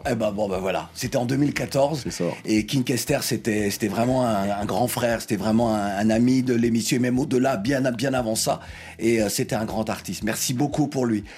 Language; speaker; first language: French; native; French